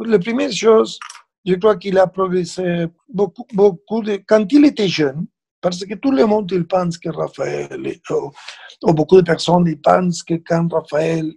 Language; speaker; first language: French; non-native, fluent; Spanish